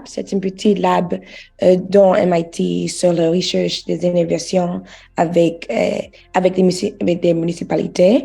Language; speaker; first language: French; non-native, learner; English